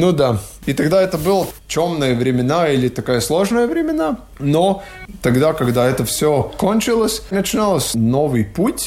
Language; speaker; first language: Russian; non-native, local second language; Latvian